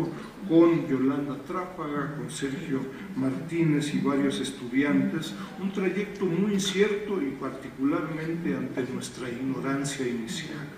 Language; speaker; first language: Spanish; native; Spanish